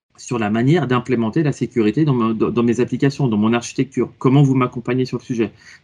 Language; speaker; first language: French; native; French